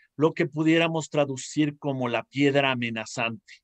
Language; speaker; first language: Spanish; native; Spanish